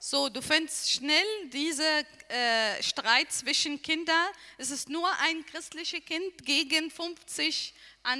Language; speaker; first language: German; non-native, learner; Arabic